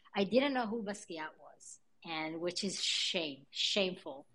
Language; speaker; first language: English; early bilingual, other home language; Hebrew